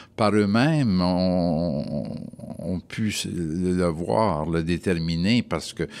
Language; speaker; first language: French; native; French